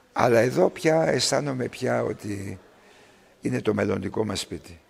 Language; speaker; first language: Greek; early bilingual, other home language; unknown